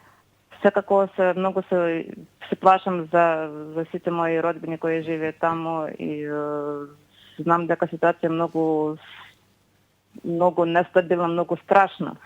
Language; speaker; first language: Macedonian; non-native, fluent; Ukrainian